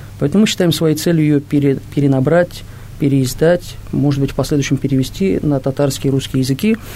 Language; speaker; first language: Russian; non-native, local second language; Tatar